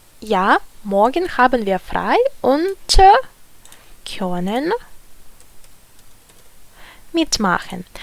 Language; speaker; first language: German; non-native, learner; Ukrainian